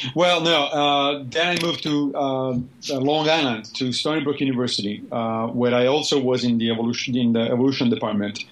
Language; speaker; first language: English; non-native, fluent; Italian